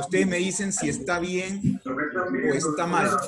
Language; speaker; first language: Spanish; native; Spanish